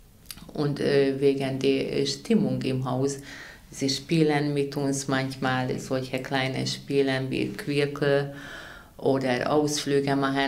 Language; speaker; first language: German; non-native, fluent; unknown